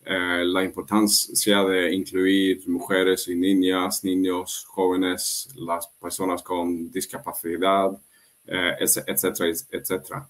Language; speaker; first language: Spanish; non-native, fluent; Swedish